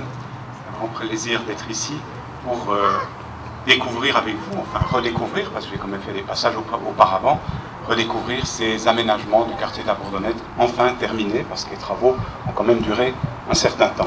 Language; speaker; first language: French; native; French